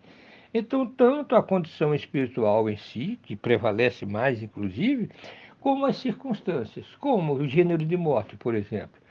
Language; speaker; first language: Portuguese; native; Portuguese